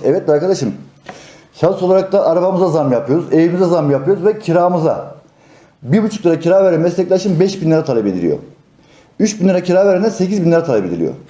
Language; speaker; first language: Turkish; native; Turkish